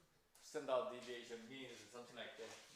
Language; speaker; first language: English; non-native, fluent; Korean